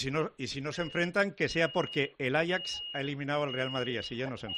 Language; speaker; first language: Spanish; native; Spanish